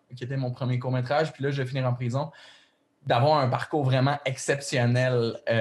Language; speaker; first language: French; native; French